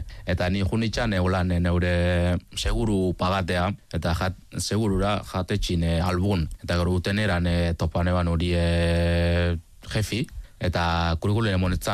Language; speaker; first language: Basque; non-native, fluent; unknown